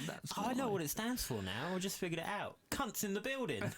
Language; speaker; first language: English; native; English